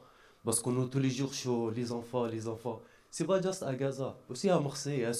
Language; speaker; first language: French; non-native, learner; Arabic